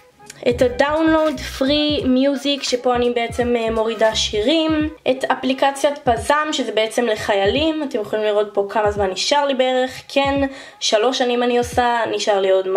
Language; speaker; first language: Hebrew; native; Hebrew